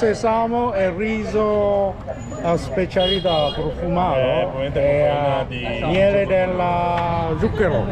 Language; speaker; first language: Italian; non-native, learner; Vietnamese